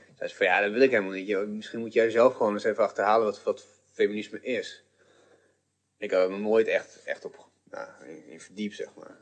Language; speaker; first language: Dutch; early bilingual, other home language; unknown